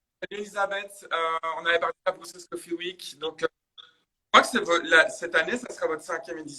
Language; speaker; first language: French; native; French